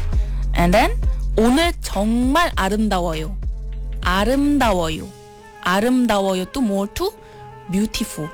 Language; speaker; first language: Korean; non-native, learner; Malay